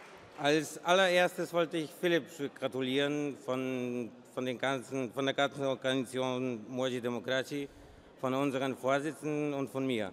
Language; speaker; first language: German; non-native, fluent; Polish